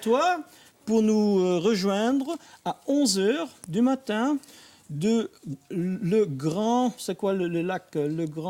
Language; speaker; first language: French; non-native, fluent; Dutch